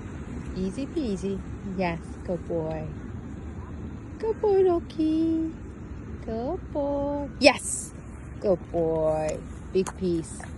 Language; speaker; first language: English; non-native, fluent; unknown